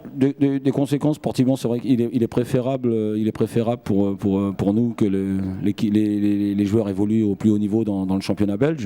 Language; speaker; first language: French; native; French